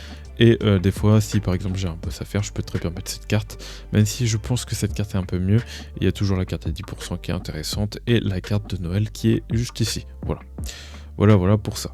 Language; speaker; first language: French; native; French